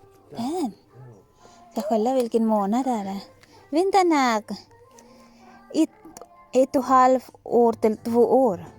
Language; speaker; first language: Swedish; non-native, learner; Filipino